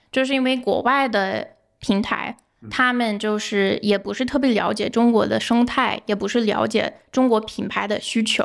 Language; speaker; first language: Chinese; non-native, fluent; English